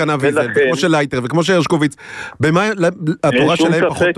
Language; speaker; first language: Hebrew; native; Hebrew